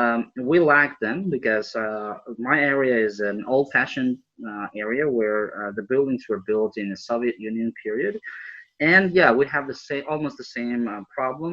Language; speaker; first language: English; non-native, fluent; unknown